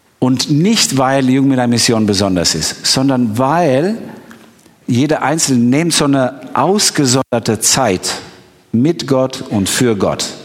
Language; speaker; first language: German; non-native, fluent; Albanian